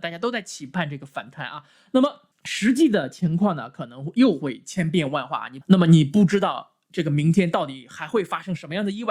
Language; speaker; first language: Chinese; native; Chinese